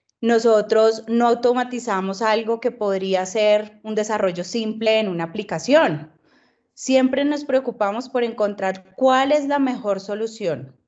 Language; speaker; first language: Spanish; native; Spanish